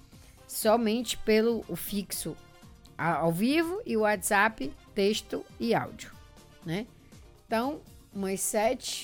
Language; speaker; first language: Portuguese; native; Portuguese